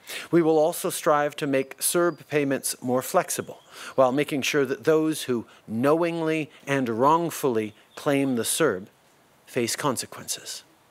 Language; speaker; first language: English; early bilingual, other home language; French